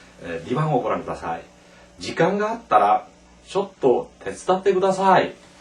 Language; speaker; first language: Japanese; non-native, fluent; Korean